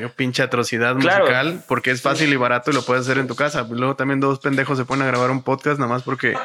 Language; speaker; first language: Spanish; native; Spanish